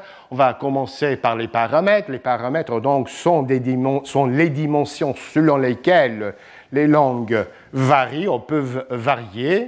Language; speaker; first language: French; non-native, fluent; English